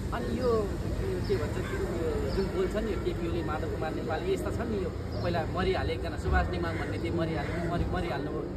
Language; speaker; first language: Nepali; native; Nepali